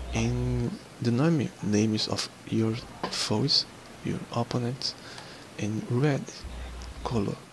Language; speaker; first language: English; non-native, learner; Portuguese